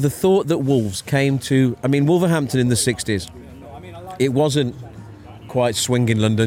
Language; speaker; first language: English; native; English